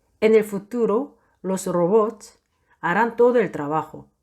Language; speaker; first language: Spanish; non-native, fluent; Korean